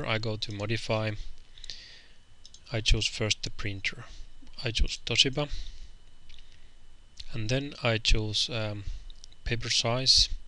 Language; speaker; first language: English; non-native, fluent; Finnish